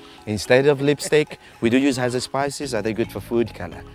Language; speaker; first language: English; non-native, local second language; Swahili